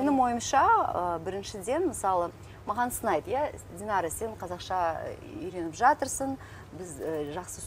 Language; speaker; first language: Kazakh; non-native, local second language; Russian